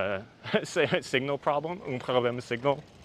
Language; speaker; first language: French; non-native, learner; English